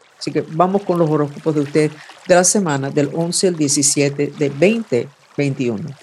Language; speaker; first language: Spanish; non-native, fluent; English